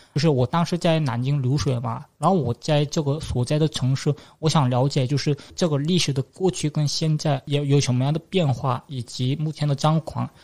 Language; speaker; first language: Chinese; non-native, fluent; Korean